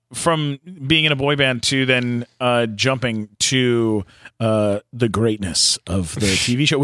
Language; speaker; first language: English; native; English